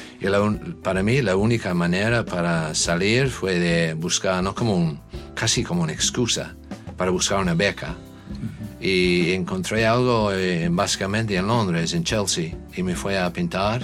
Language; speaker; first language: Spanish; non-native, learner; English